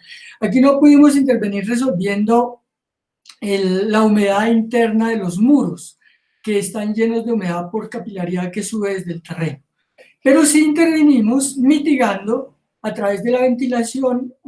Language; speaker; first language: Spanish; native; Spanish